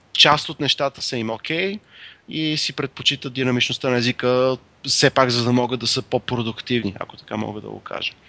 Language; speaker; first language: Bulgarian; native; Bulgarian